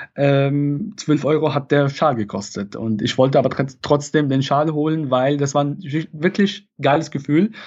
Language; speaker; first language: German; non-native, fluent; Arabic